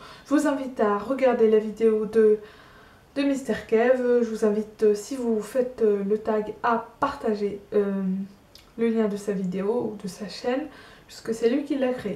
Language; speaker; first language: French; native; French